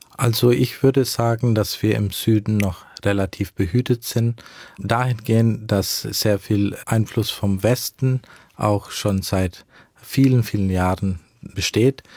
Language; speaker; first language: German; early bilingual, heritage; German